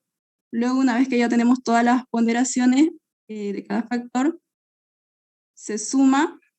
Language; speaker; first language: Spanish; native; Spanish